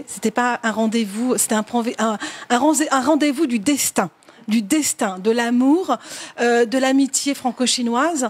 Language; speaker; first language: French; native; French